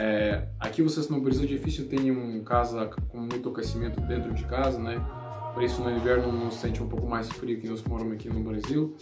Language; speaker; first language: Portuguese; non-native, learner; Russian